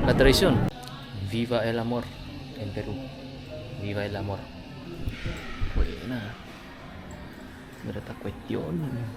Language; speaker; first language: Spanish; non-native, fluent; Indonesian